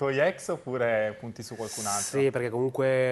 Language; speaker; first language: Italian; native; Italian